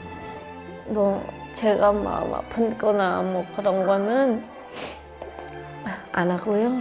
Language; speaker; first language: Korean; non-native, fluent; Khmer